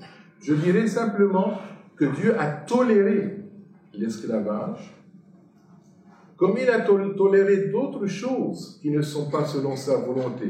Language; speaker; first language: French; non-native, fluent; Arabic